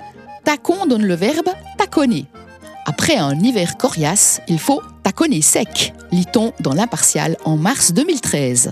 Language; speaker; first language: French; native; French